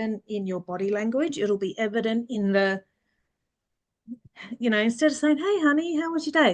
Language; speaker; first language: English; early bilingual, other home language; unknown